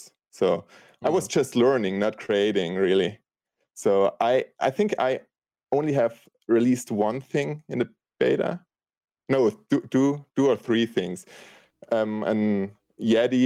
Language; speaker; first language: English; non-native, fluent; German